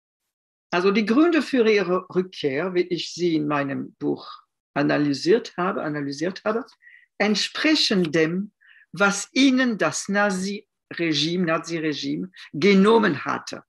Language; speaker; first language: German; non-native, fluent; French